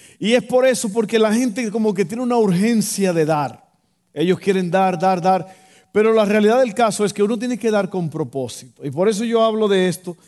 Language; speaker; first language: Spanish; native; Spanish